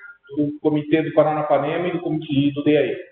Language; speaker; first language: Portuguese; native; Portuguese